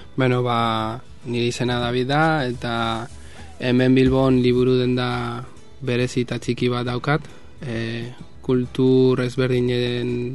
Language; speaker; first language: Basque; non-native, local second language; Spanish